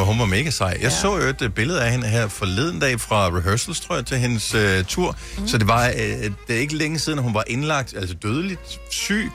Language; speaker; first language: Danish; native; Danish